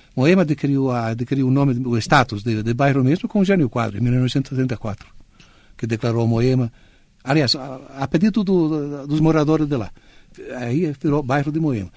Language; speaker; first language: Portuguese; non-native, fluent; Italian